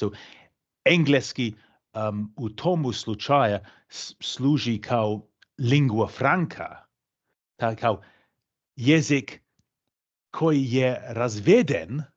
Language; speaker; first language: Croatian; non-native, fluent; English